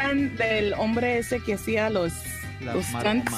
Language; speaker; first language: Spanish; early bilingual, heritage; Spanish